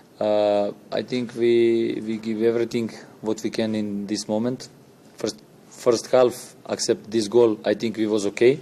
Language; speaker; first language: English; non-native, learner; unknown